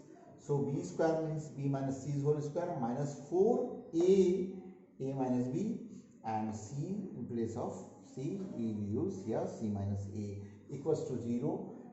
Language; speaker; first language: English; non-native, local second language; Hindi